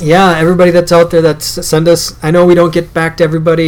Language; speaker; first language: English; native; English